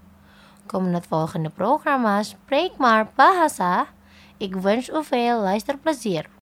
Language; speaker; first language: Dutch; non-native, learner; Indonesian